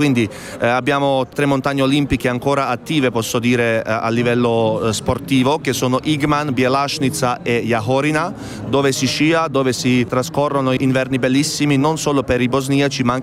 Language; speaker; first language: Italian; non-native, fluent; Bosnian